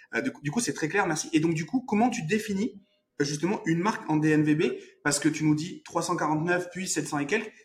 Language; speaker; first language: French; native; French